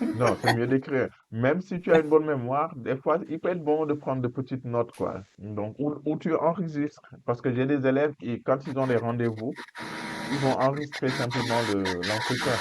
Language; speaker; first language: French; non-native, fluent; Portuguese